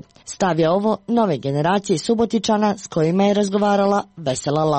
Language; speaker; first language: Croatian; native; Croatian